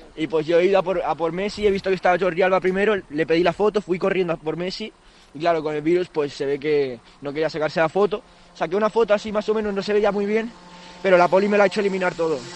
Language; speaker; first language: Spanish; early bilingual, other home language; French